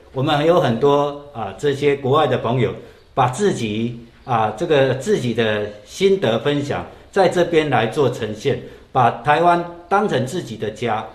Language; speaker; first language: Chinese; native; Chinese